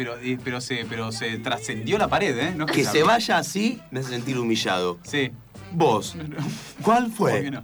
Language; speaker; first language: Spanish; native; Spanish